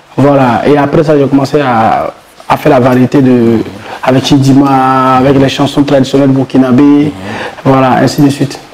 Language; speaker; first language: French; non-native, local second language; Mossi